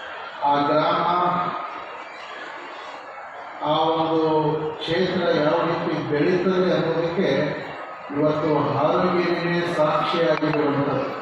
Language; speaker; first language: Kannada; native; Kannada